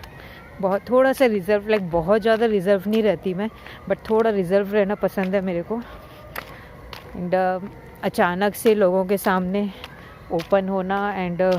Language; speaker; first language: Hindi; native; Hindi